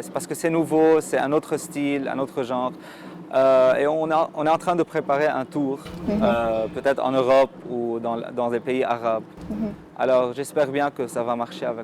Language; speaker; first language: French; non-native, local second language; Arabic